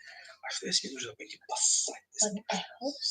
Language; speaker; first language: English; non-native, learner; Ukrainian